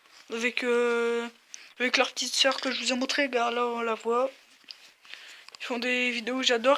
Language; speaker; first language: French; native; French